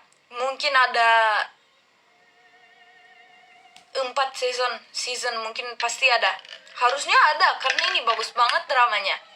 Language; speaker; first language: Indonesian; non-native, learner; Turkish